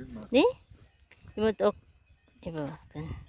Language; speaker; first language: Dutch; non-native, learner; Filipino